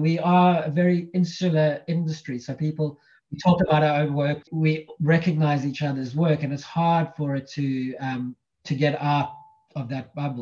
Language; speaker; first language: English; native; English